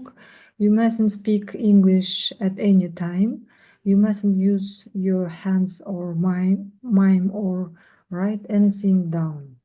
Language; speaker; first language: English; non-native, learner; Russian